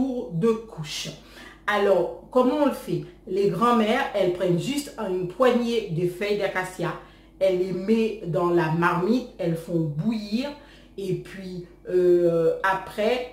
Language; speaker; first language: French; non-native, local second language; Haitian Creole